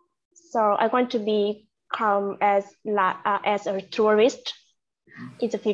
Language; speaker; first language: English; non-native, learner; Vietnamese